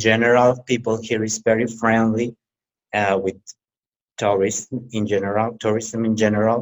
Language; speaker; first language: English; non-native, fluent; Spanish